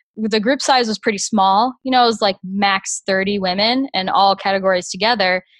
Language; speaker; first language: English; native; English